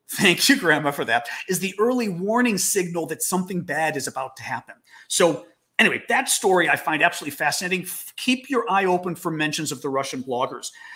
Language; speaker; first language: English; native; English